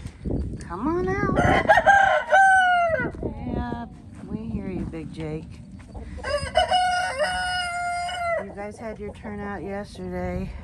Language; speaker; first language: English; native; English